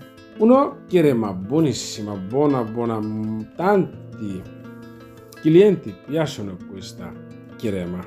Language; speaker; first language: Italian; non-native, learner; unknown